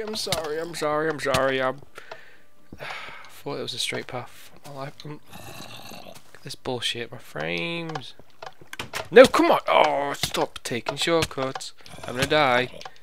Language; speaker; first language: English; native; English